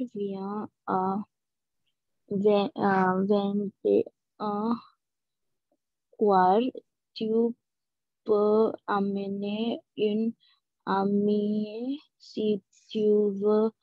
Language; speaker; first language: French; non-native, learner; Hindi